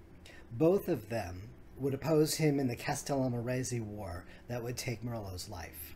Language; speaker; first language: English; native; English